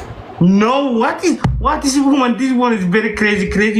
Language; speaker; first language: English; non-native, learner; Oromo